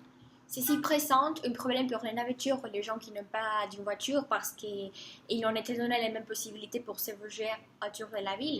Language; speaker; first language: French; non-native, learner; Spanish